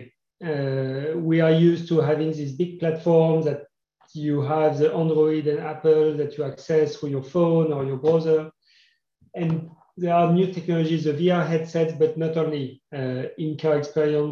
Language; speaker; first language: English; non-native, fluent; French